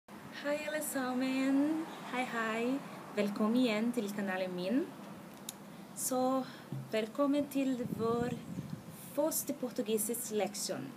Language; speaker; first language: Norwegian; non-native, learner; Portuguese